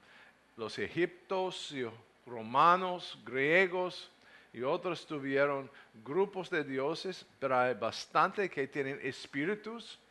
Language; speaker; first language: Spanish; non-native, learner; English